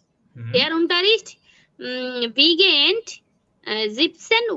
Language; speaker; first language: German; non-native, learner; Bangla